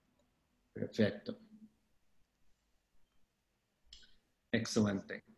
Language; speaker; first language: Spanish; non-native, fluent; English